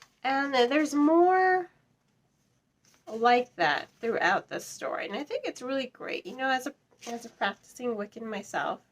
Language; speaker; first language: English; native; English